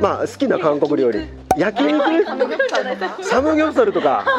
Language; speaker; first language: Japanese; non-native, fluent; Korean